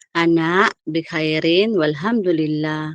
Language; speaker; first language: Arabic; non-native, learner; Filipino